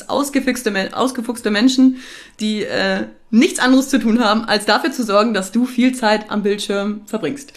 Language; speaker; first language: German; native; German